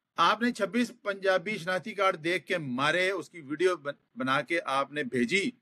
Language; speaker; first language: Urdu; non-native, local second language; Punjabi